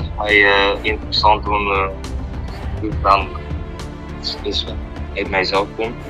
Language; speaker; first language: Dutch; early bilingual, heritage; Dutch